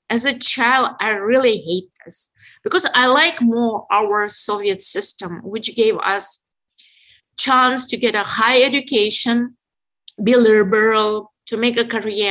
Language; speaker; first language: English; non-native, fluent; Uzbek